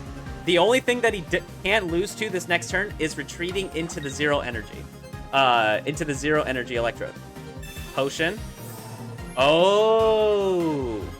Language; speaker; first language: English; native; English